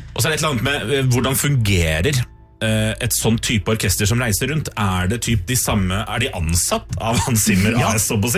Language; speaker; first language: Norwegian; native; Norwegian